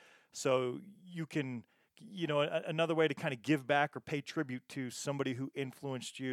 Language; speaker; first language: English; native; English